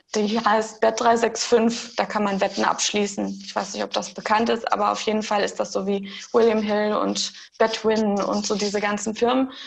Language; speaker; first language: German; early bilingual, heritage; German